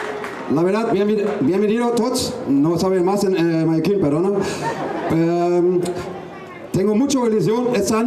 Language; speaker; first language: Spanish; non-native, learner; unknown